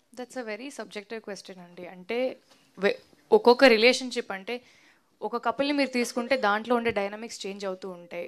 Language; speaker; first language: Telugu; native; Telugu